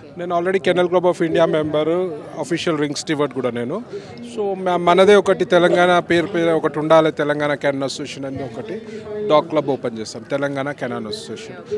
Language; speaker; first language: Telugu; native; Telugu